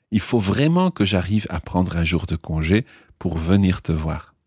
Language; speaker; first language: French; non-native, fluent; English